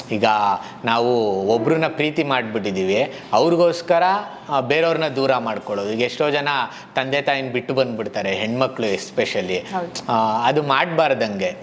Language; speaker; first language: Kannada; native; Kannada